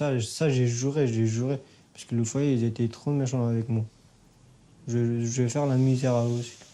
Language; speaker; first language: French; non-native, fluent; Persian